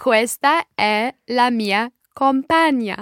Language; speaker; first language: Italian; non-native, learner; English